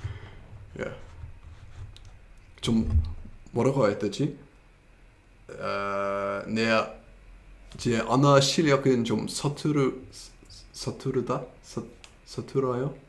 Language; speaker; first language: Korean; non-native, fluent; English